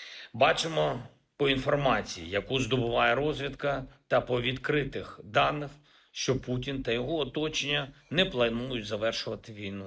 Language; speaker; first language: Ukrainian; non-native, local second language; Russian